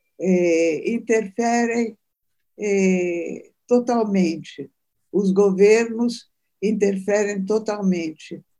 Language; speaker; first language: Portuguese; early bilingual, other home language; Italian